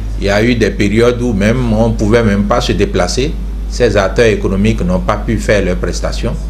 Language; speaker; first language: French; native; French